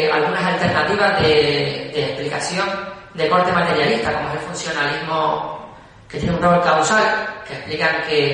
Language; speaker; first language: Spanish; native; Spanish